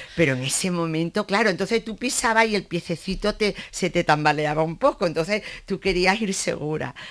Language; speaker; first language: Spanish; native; Spanish